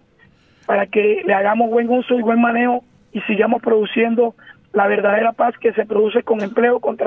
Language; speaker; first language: Spanish; native; Spanish